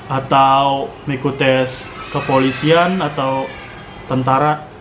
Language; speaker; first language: Indonesian; native; Indonesian